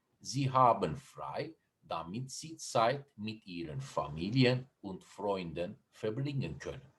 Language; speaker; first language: German; non-native, fluent; Turkish